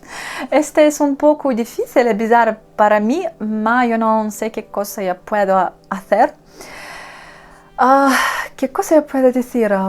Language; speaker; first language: Spanish; non-native, learner; Russian